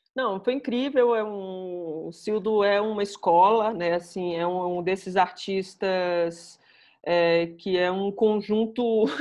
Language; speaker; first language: Portuguese; native; Portuguese